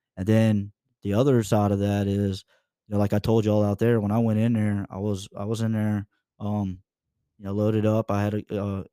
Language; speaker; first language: English; native; English